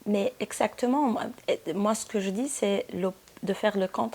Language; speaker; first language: French; non-native, local second language; Arabic